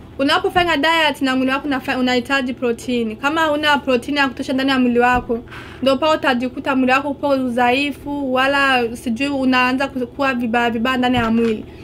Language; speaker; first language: Swahili; non-native, local second language; Rundi